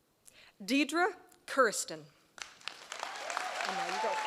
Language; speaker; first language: English; native; English